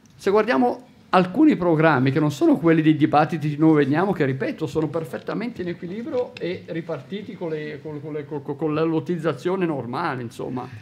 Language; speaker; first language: Italian; native; Italian